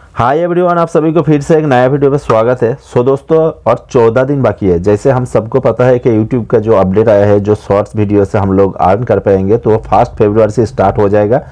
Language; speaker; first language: Hindi; non-native, local second language; Bangla